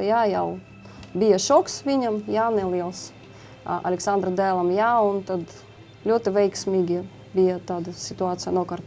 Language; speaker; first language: Latvian; non-native, local second language; Russian